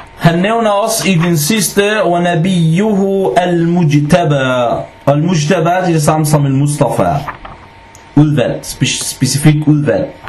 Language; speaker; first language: Danish; non-native, fluent; Arabic